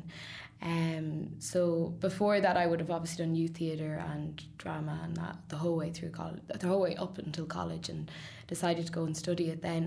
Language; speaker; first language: English; native; English